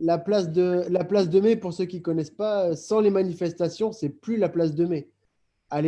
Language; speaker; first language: French; native; French